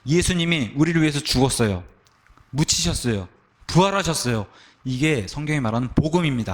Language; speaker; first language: Korean; native; Korean